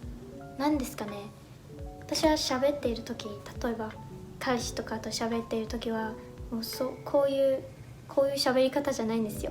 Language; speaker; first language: Japanese; non-native, fluent; Chinese